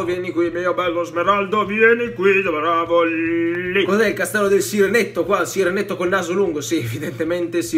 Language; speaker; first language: Italian; native; Italian